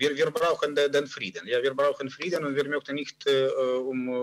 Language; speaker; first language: German; non-native, learner; Ukrainian